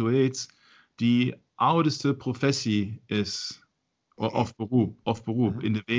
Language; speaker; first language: Dutch; non-native, fluent; German